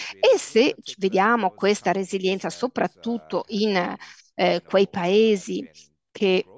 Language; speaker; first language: Italian; native; Italian